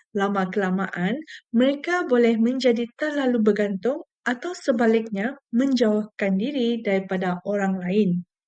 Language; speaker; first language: Malay; non-native, local second language; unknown